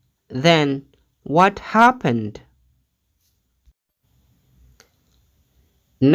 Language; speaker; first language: English; non-native, fluent; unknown